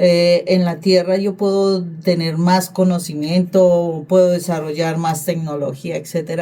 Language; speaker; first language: Spanish; native; Spanish